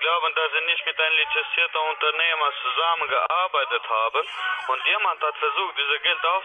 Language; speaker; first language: German; non-native, learner; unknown